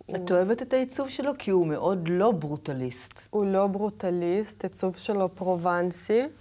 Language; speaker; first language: Hebrew; non-native, fluent; Kazakh